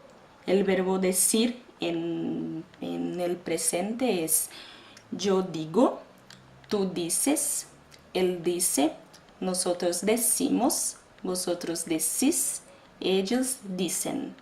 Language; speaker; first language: Spanish; non-native, fluent; Portuguese